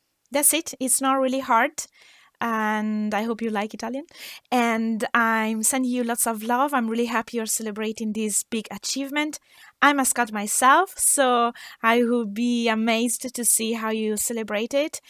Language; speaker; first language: English; non-native, fluent; Italian